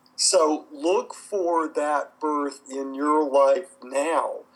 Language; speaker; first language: English; native; English